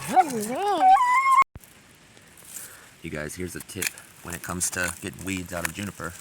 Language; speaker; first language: English; native; English